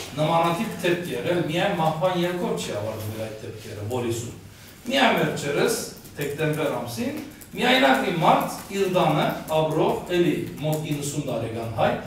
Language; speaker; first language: Armenian; early bilingual, heritage; Armenian